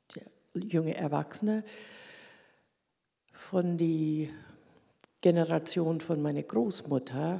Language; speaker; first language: German; early bilingual, heritage; German